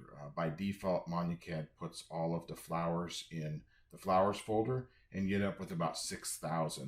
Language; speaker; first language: English; native; English